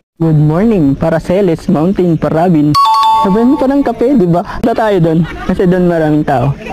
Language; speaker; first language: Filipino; non-native, local second language; Iloko